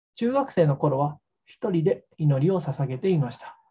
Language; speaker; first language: Japanese; native; Japanese